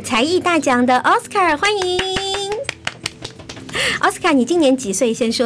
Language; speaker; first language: Chinese; native; Chinese